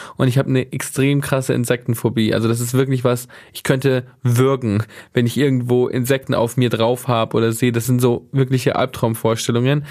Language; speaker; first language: German; native; German